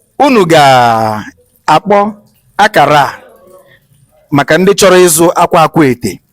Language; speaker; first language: Igbo; native; Igbo